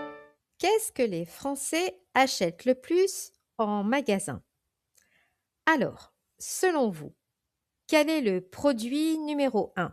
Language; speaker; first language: French; native; French